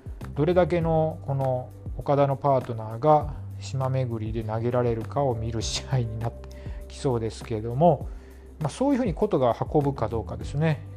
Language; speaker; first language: Japanese; native; Japanese